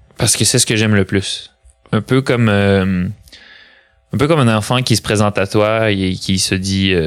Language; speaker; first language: French; early bilingual, other home language; Arabic